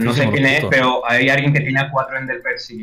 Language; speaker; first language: Spanish; native; Spanish